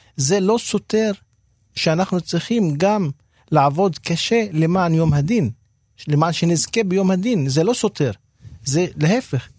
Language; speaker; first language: Hebrew; non-native, local second language; Arabic